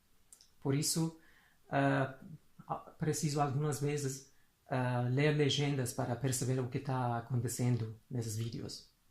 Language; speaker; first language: Portuguese; non-native, fluent; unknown